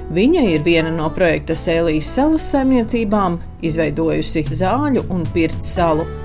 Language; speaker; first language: Latvian; native; Latvian